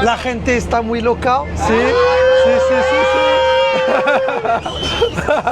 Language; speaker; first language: Spanish; non-native, learner; French